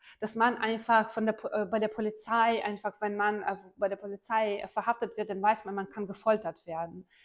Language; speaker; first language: German; non-native, fluent; Ukrainian